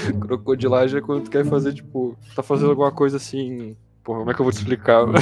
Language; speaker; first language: Portuguese; native; Portuguese